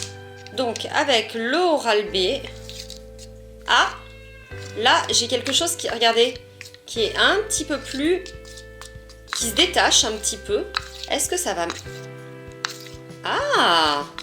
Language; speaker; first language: French; native; French